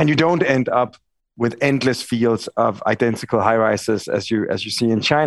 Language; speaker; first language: English; non-native, fluent; Danish